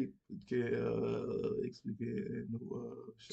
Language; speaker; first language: French; non-native, learner; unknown